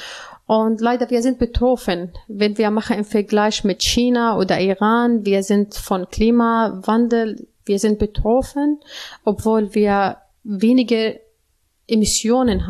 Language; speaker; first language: German; non-native, learner; Arabic